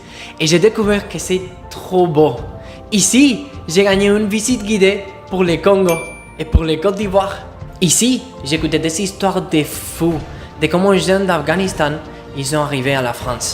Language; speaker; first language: French; non-native, fluent; Spanish